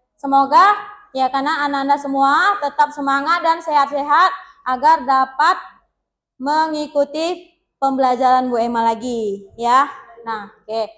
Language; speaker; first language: Indonesian; native; Indonesian